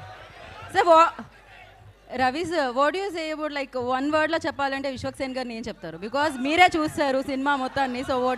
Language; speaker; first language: Telugu; native; Telugu